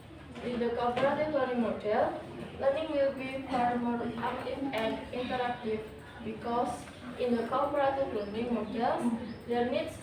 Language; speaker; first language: English; non-native, learner; Indonesian